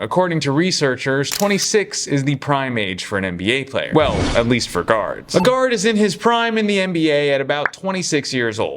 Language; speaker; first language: English; native; English